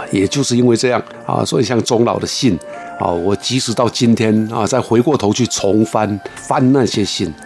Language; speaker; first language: Chinese; non-native, local second language; Min Nan Chinese